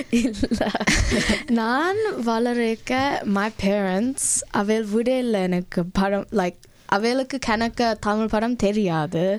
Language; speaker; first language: Tamil; early bilingual, heritage; Tamil